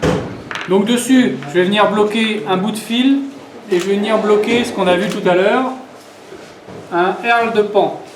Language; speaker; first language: French; native; French